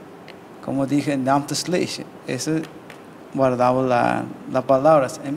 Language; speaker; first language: Spanish; non-native, learner; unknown